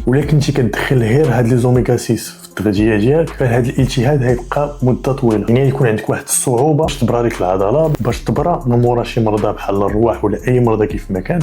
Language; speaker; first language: Arabic; native; Arabic